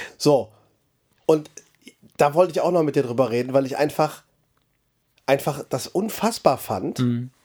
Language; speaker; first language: German; native; German